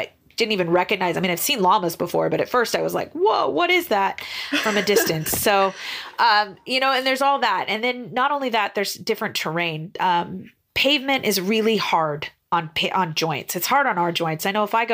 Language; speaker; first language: English; native; English